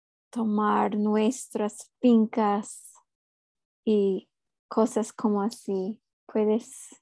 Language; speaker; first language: Spanish; non-native, fluent; English